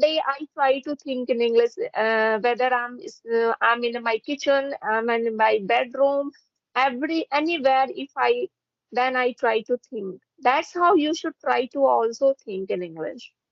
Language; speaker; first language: English; non-native, fluent; Hindi